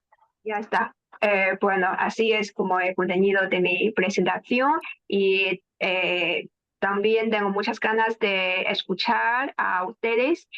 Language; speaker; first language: Spanish; non-native, fluent; Chinese